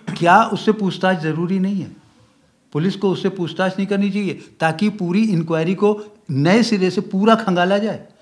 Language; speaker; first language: Hindi; native; Hindi